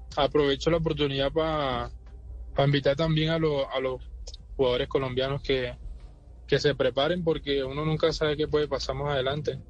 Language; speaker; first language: Spanish; native; Spanish